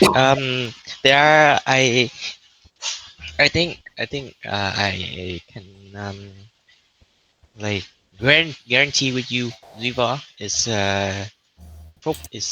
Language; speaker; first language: English; non-native, learner; Vietnamese